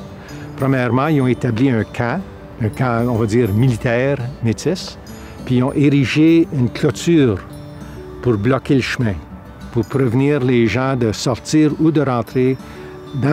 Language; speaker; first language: French; native; French